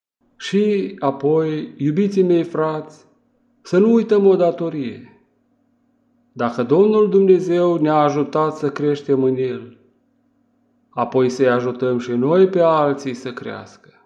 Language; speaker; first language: Romanian; native; Romanian